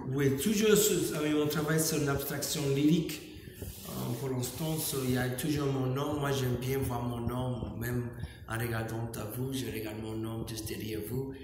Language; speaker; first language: French; non-native, fluent; English